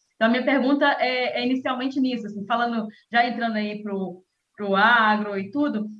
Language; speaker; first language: Portuguese; native; Portuguese